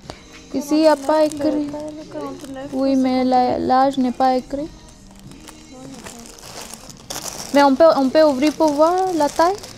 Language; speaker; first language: French; non-native, learner; Telugu